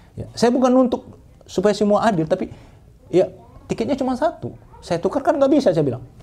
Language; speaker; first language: Indonesian; non-native, local second language; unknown